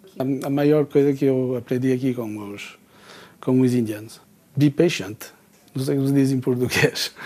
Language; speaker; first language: Portuguese; early bilingual, heritage; Portuguese